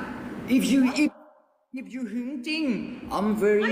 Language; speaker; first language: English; non-native, learner; Thai